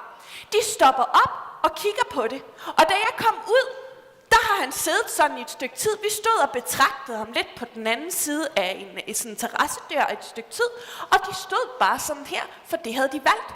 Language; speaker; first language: Danish; native; Danish